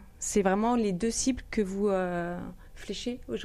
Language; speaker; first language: French; native; French